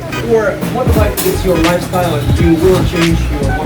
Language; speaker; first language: English; non-native, learner; Russian